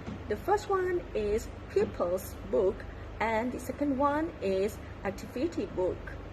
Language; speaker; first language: English; non-native, learner; Thai